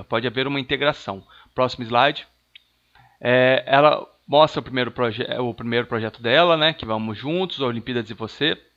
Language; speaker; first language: Portuguese; native; Portuguese